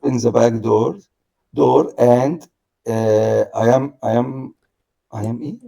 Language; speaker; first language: English; non-native, learner; Arabic